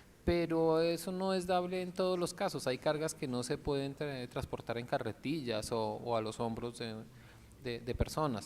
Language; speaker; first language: Spanish; native; Spanish